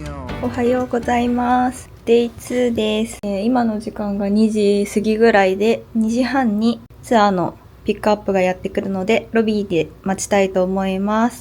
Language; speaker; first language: Japanese; native; Japanese